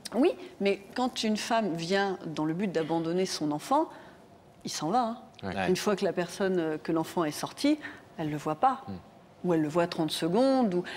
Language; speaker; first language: French; native; French